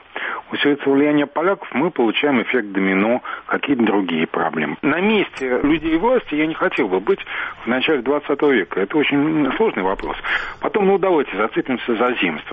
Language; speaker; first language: Russian; native; Russian